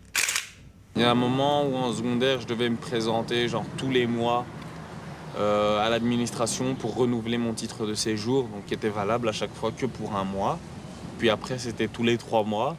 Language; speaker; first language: French; early bilingual, other home language; Lingala